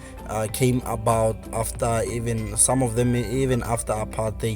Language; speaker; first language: English; non-native, local second language; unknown